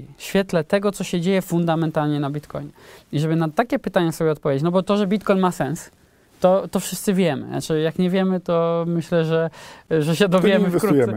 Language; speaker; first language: Polish; native; Polish